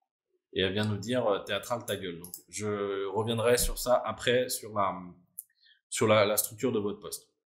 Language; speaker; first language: French; native; French